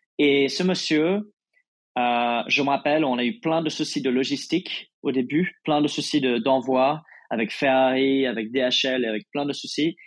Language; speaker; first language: French; non-native, fluent; English